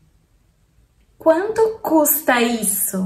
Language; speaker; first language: Portuguese; native; Portuguese